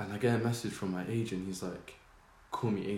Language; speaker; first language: English; native; English